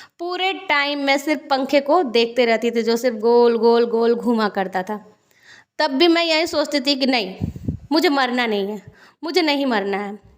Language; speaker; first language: Hindi; native; Hindi